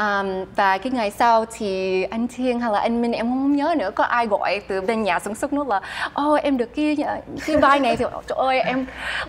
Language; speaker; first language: Vietnamese; early bilingual, heritage; Vietnamese